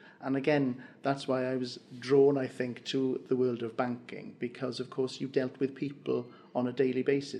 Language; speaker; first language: English; non-native, local second language; Welsh